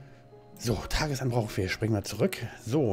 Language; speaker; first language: German; native; German